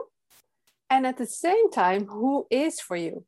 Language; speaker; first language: English; non-native, fluent; Dutch